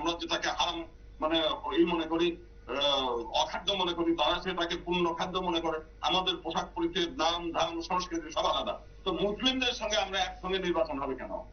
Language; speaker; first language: Bangla; native; Bangla